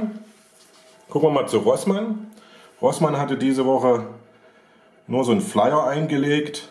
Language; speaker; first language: German; native; German